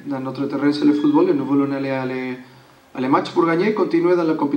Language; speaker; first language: French; non-native, learner; Spanish